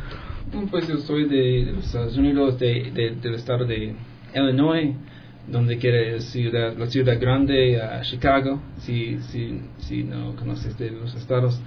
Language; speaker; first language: Spanish; non-native, fluent; English